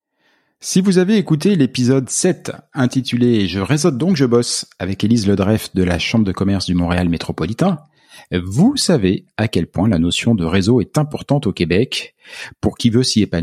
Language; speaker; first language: French; native; French